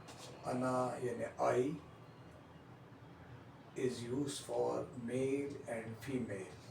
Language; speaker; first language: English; non-native, local second language; Hindi